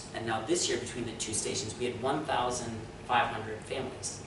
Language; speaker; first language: English; native; English